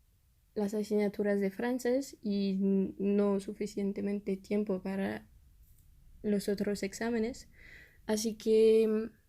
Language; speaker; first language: Spanish; non-native, fluent; French